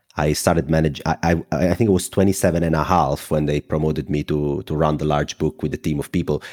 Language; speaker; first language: English; non-native, fluent; Italian